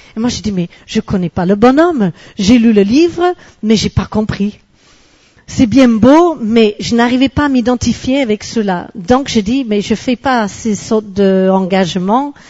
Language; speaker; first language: French; non-native, fluent; English